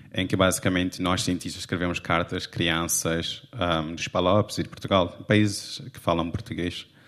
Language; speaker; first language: Portuguese; non-native, local second language; Kabuverdianu